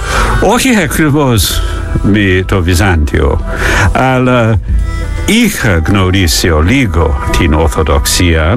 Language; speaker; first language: Greek; non-native, fluent; English